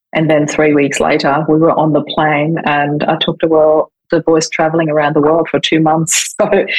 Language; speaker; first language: English; non-native, fluent; German